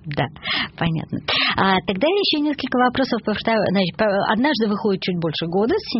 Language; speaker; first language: Russian; native; Russian